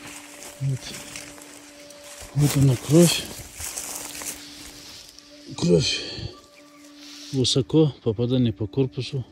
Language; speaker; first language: Russian; non-native, local second language; Avaric